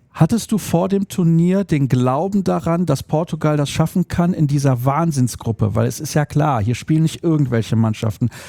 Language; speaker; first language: German; native; German